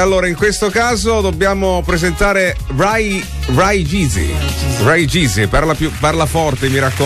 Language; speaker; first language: Italian; native; Italian